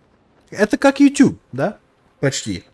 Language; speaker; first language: Russian; non-native, learner; English